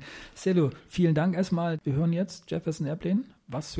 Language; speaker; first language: German; native; German